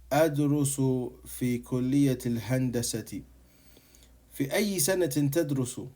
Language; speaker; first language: Arabic; non-native, fluent; English